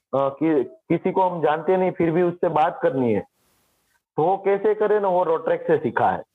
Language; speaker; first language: Hindi; non-native, local second language; Gujarati